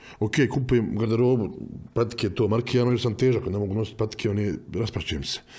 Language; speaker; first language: Bosnian; native; Bosnian